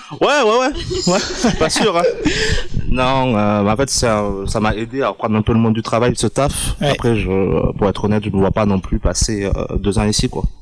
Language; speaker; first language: French; native; French